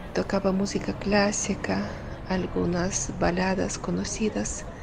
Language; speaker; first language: Spanish; non-native, fluent; Russian